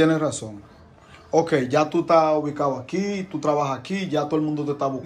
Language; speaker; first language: Spanish; native; Spanish